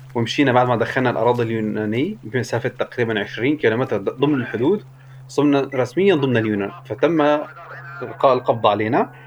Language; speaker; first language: Arabic; native; Arabic